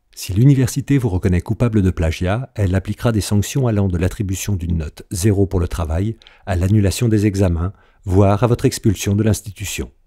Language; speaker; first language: French; native; French